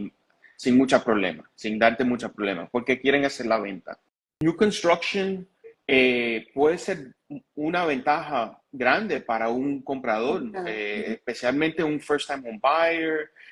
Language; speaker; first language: Spanish; early bilingual, heritage; Spanish